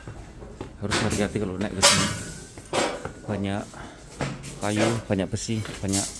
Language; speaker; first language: Indonesian; non-native, local second language; Javanese